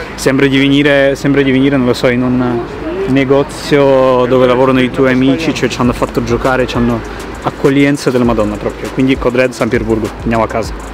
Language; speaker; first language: Italian; early bilingual, other home language; Russian